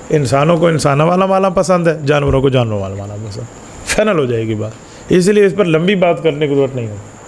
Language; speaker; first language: Urdu; non-native, local second language; Punjabi